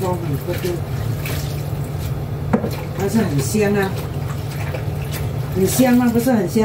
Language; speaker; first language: Chinese; non-native, local second language; Cantonese